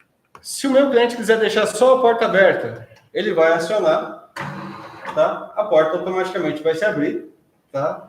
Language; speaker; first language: Portuguese; native; Portuguese